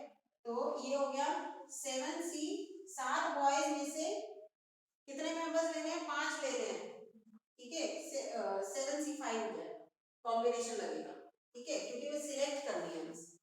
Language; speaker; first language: Hindi; native; Hindi